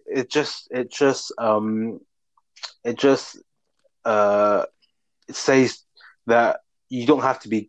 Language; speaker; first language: English; native; English